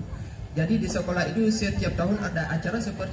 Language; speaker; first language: Indonesian; non-native, fluent; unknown